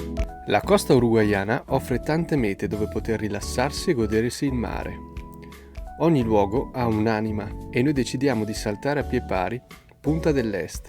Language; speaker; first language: Italian; native; Italian